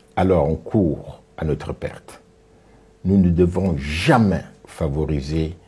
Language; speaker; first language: French; non-native, local second language; Sango